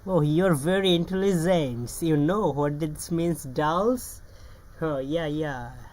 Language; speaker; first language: English; non-native, learner; Bangla